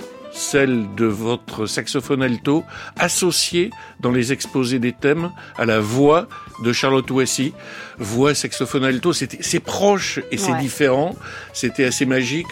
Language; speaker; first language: French; native; French